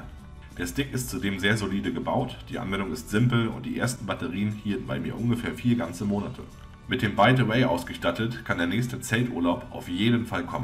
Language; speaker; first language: German; native; German